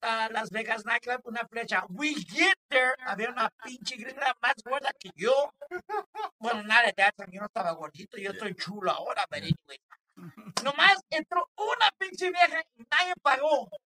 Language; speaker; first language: Spanish; early bilingual, heritage; Spanish